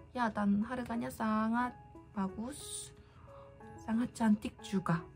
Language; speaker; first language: Indonesian; non-native, learner; Korean